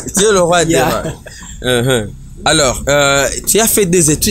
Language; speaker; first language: French; non-native, local second language; Rundi